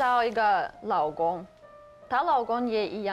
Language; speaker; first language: Chinese; non-native, learner; English